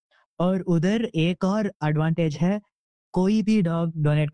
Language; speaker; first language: Hindi; non-native, local second language; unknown